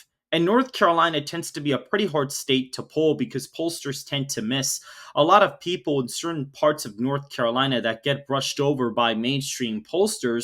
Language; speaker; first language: English; native; English